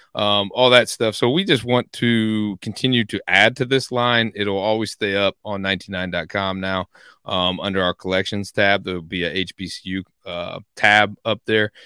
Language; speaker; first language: English; native; English